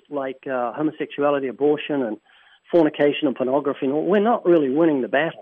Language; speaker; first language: English; native; English